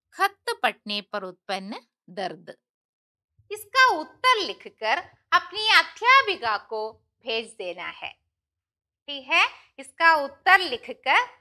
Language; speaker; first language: Hindi; non-native, local second language; Malayalam